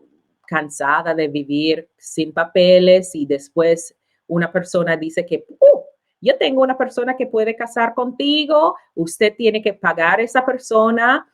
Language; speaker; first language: Spanish; non-native, learner; English